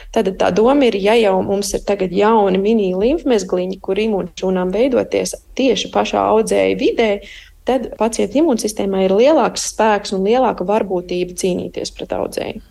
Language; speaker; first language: Latvian; early bilingual, heritage; Latvian